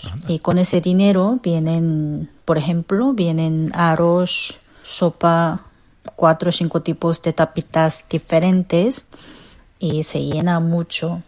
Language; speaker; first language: Spanish; non-native, fluent; Korean